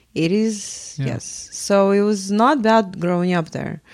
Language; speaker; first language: English; non-native, fluent; Russian